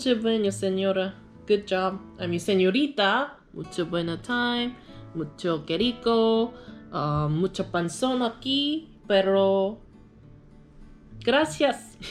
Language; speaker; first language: Spanish; non-native, learner; Korean